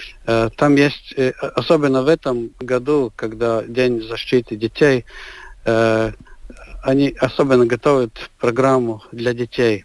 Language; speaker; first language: Russian; non-native, local second language; Latvian